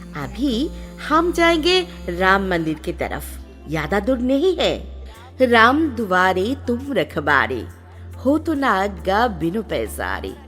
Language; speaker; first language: Hindi; non-native, local second language; Bangla